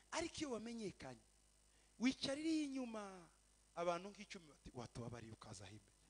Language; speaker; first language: English; non-native, fluent; Kinyarwanda